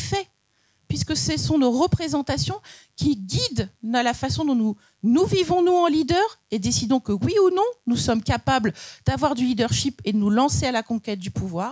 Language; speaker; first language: French; native; French